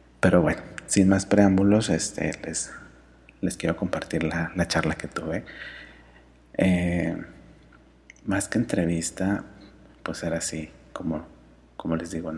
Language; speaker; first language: Spanish; native; Spanish